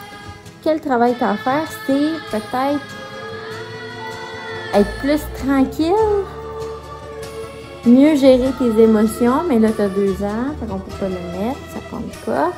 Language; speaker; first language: French; native; French